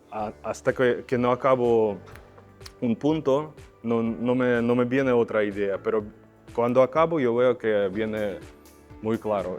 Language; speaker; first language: Spanish; non-native, learner; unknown